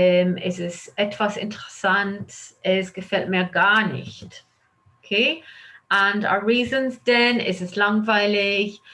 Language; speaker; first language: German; non-native, fluent; English